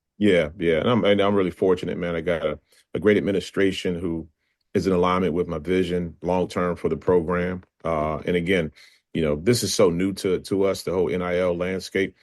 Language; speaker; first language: English; native; English